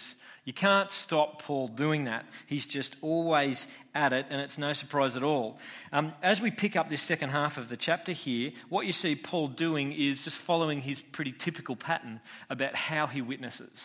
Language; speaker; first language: English; native; English